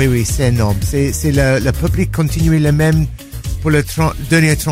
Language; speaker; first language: French; non-native, learner; English